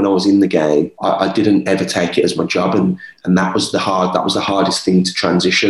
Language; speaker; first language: English; native; English